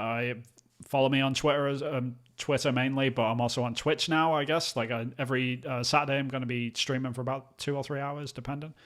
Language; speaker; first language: English; native; English